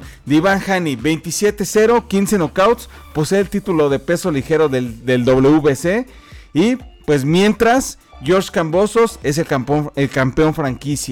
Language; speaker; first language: Spanish; native; Spanish